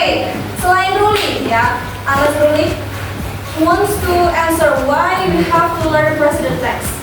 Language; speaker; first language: English; non-native, learner; Indonesian